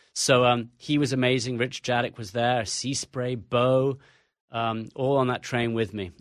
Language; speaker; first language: English; native; English